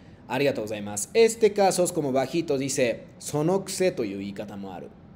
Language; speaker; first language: Japanese; non-native, fluent; Spanish